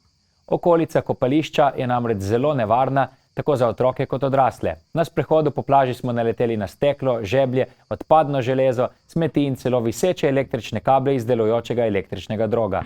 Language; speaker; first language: Slovenian; native; Slovenian